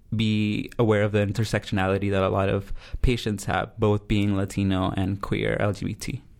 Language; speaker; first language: English; early bilingual, other home language; Spanish